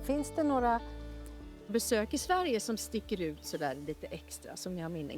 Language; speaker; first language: Swedish; native; Swedish